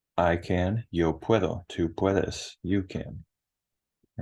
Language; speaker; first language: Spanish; non-native, fluent; English